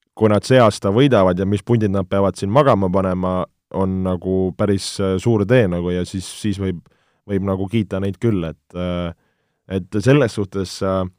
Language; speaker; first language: Estonian; native; Estonian